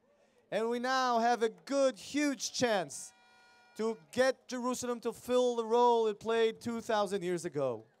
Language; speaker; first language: English; non-native, fluent; Hebrew